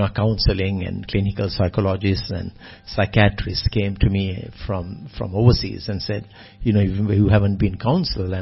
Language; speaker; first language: English; non-native, local second language; Sinhala